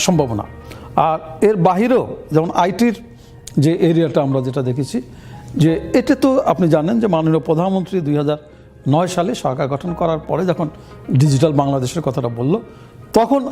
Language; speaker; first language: Bangla; native; Bangla